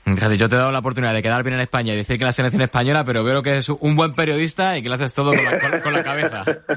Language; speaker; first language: Spanish; native; Spanish